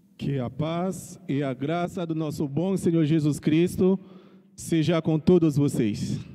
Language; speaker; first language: Portuguese; non-native, fluent; Haitian Creole